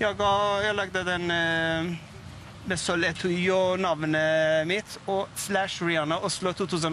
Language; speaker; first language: Norwegian; non-native, fluent; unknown